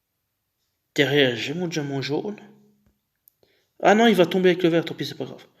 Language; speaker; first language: French; native; French